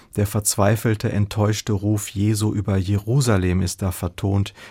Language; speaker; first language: German; native; German